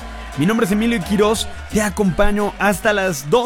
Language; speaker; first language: Spanish; native; Spanish